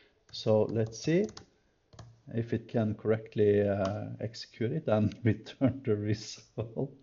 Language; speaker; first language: English; non-native, fluent; Norwegian